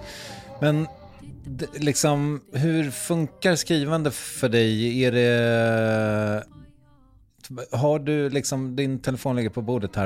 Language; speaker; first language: Swedish; native; Swedish